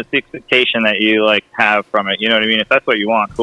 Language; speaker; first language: English; native; English